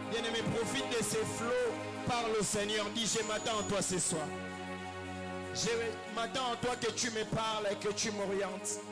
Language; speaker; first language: French; non-native, local second language; Lingala